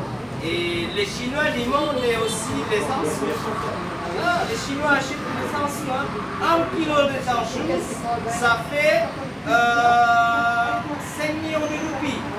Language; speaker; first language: French; non-native, learner; Indonesian